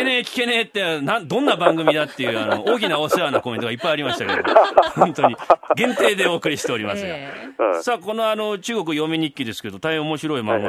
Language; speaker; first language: Japanese; native; Japanese